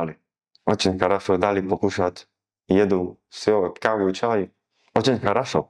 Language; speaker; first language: Russian; non-native, learner; Slovak